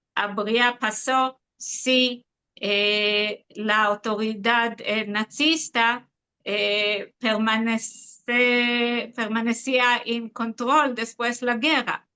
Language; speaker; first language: Spanish; non-native, fluent; Hebrew